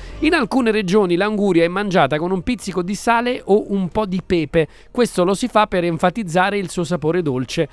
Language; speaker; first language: Italian; native; Italian